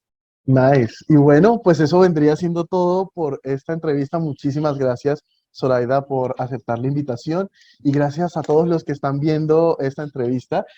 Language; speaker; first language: Spanish; native; Spanish